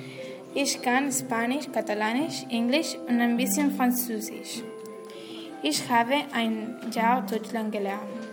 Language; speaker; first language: German; non-native, learner; Spanish